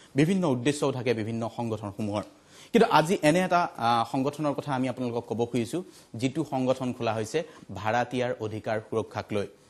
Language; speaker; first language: Assamese; native; Assamese